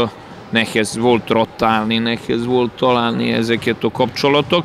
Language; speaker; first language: Hungarian; non-native, learner; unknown